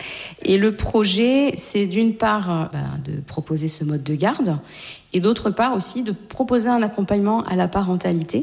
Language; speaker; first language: French; native; French